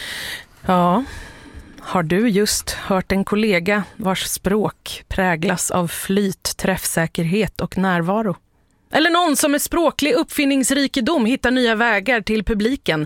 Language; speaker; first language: Swedish; native; Swedish